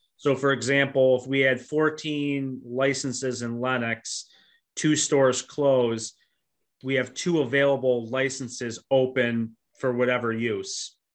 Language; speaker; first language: English; native; English